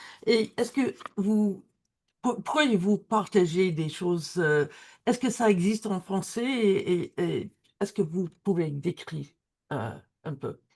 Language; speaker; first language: French; non-native, learner; English